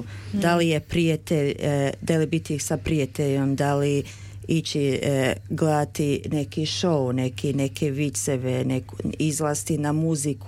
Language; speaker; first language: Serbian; early bilingual, heritage; Serbian